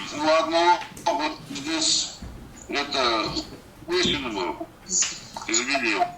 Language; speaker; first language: Russian; non-native, learner; Uzbek